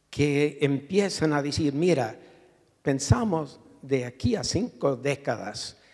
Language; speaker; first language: Spanish; non-native, fluent; English